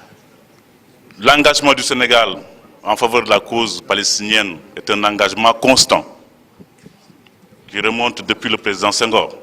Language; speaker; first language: French; non-native, local second language; Wolof